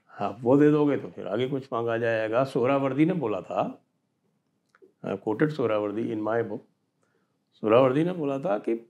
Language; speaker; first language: Hindi; native; Hindi